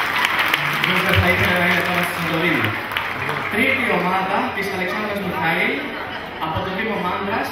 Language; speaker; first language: Greek; native; Greek